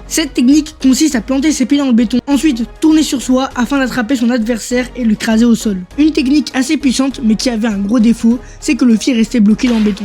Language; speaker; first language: French; native; French